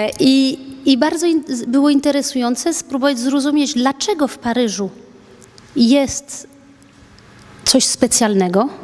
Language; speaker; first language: Polish; early bilingual, heritage; French